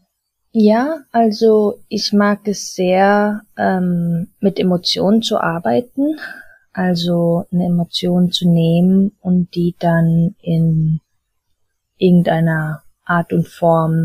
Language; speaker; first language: German; early bilingual, heritage; German